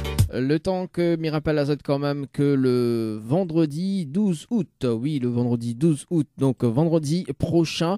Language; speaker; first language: French; native; French